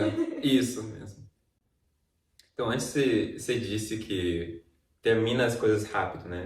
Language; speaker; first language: Portuguese; non-native, fluent; English